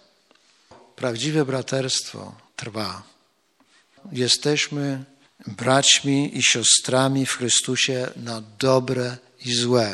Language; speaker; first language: Polish; native; Polish